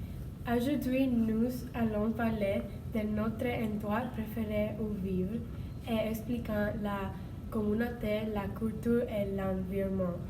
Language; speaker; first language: French; non-native, learner; English